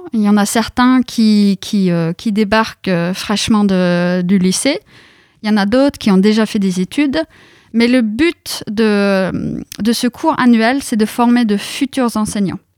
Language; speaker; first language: French; non-native, fluent; Norwegian